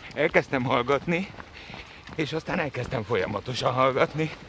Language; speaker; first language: Hungarian; early bilingual, other home language; Russian